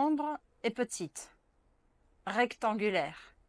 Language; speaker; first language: French; non-native, fluent; Portuguese